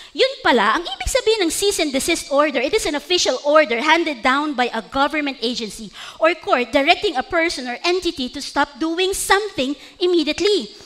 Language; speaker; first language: English; non-native, local second language; Filipino